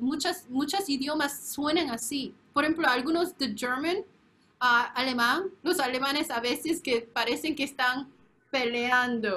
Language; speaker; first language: Spanish; non-native, fluent; Korean